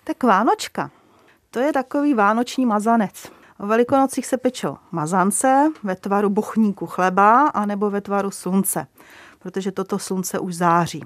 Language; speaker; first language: Czech; native; Czech